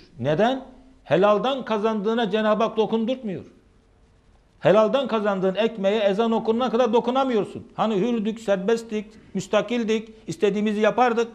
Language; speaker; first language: Turkish; native; Turkish